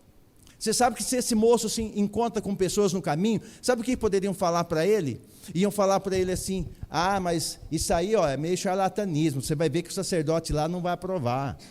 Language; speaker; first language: Portuguese; native; Portuguese